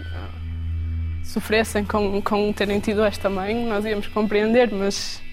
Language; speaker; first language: Portuguese; native; Portuguese